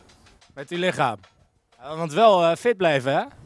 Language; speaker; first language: Dutch; native; Dutch